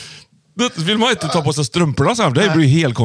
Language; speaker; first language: Swedish; native; Swedish